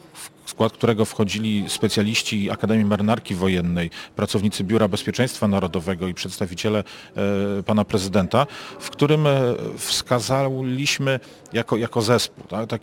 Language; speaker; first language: Polish; native; Polish